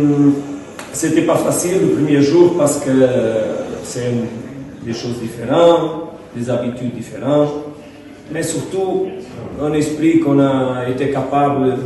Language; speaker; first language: French; non-native, fluent; Portuguese